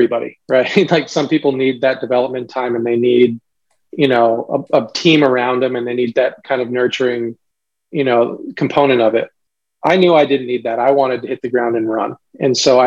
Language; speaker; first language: English; native; English